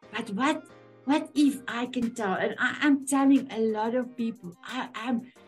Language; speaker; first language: English; non-native, local second language; Afrikaans